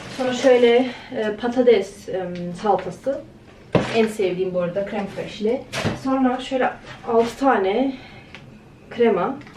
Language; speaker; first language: Turkish; early bilingual, heritage; Turkish